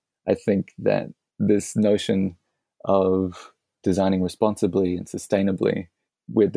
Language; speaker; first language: English; native; English